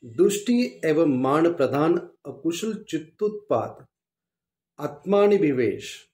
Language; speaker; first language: Hindi; non-native, local second language; Marathi